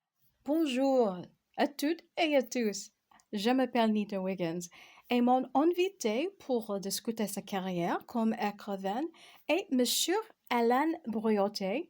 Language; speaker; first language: French; non-native, fluent; English